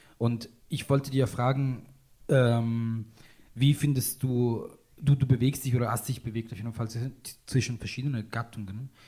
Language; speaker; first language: German; non-native, fluent; Italian